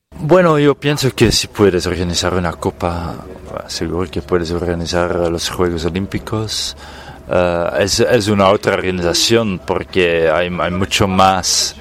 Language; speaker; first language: Spanish; non-native, fluent; Dutch